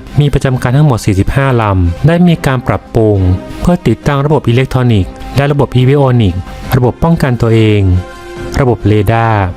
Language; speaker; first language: Thai; native; Thai